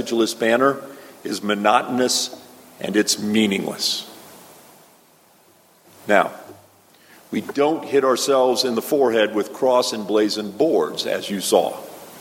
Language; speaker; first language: English; native; English